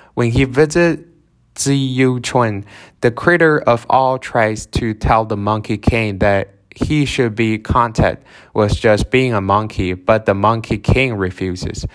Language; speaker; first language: English; non-native, fluent; Chinese